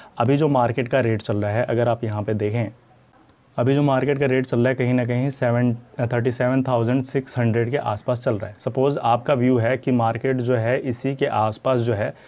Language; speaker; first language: Hindi; native; Hindi